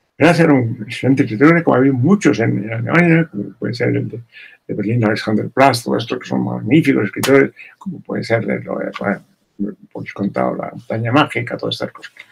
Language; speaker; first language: Spanish; native; Spanish